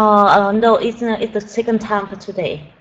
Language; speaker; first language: English; non-native, learner; Vietnamese